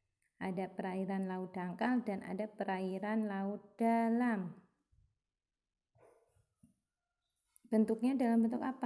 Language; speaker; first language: Indonesian; native; Indonesian